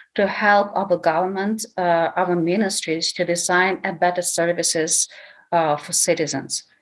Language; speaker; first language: English; non-native, fluent; Ukrainian